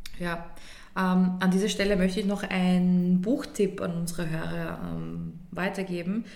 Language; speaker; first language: German; early bilingual, other home language; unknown